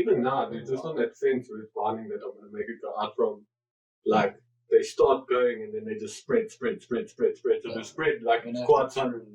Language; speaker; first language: English; native; English